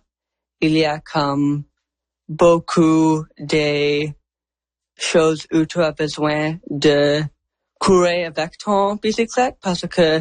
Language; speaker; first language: French; non-native, learner; English